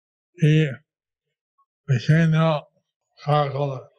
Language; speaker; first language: Spanish; non-native, learner; English